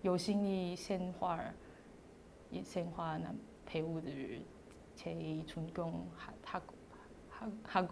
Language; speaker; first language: Korean; non-native, learner; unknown